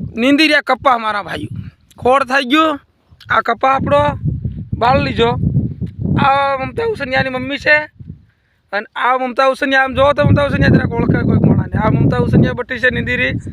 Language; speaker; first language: Gujarati; non-native, local second language; Bhili